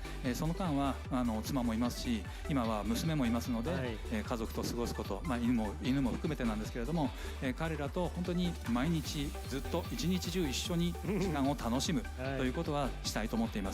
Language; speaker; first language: Japanese; native; Japanese